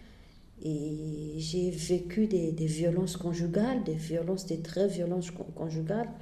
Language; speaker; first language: French; non-native, fluent; Portuguese